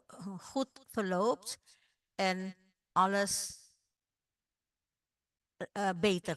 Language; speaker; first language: Dutch; non-native, fluent; Indonesian